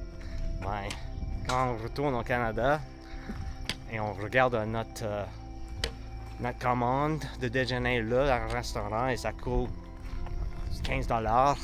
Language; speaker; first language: French; non-native, learner; English